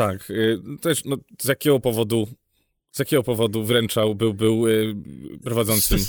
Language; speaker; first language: Polish; native; Polish